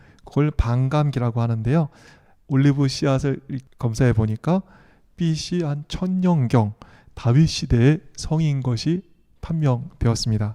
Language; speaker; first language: Korean; native; Korean